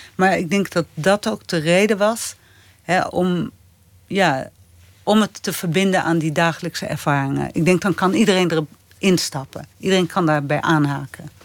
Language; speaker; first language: Dutch; native; Dutch